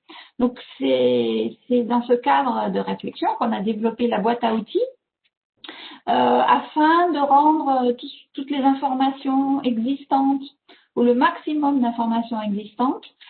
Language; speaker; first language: French; native; French